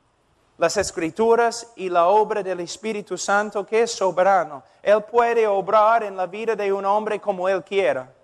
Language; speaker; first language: Spanish; non-native, fluent; English